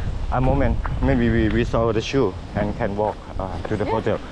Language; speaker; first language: English; non-native, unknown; Thai